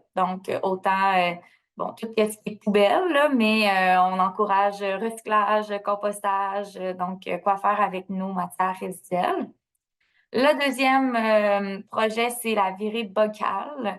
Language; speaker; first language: French; native; French